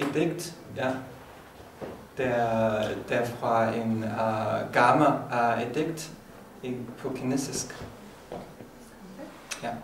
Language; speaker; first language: Danish; non-native, learner; Chinese